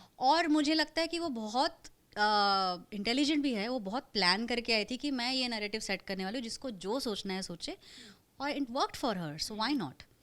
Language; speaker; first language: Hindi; non-native, local second language; Marathi